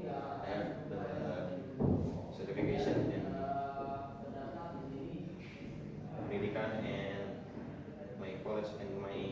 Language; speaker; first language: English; non-native, learner; Indonesian